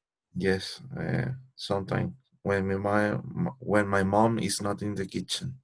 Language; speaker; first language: English; non-native, learner; Spanish